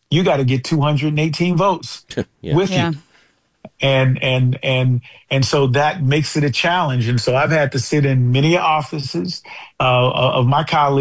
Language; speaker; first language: English; native; English